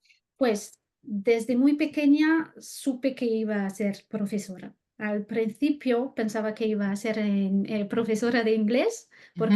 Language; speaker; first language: Spanish; non-native, fluent; French